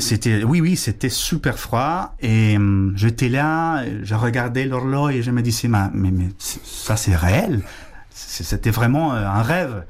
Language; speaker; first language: French; non-native, fluent; Spanish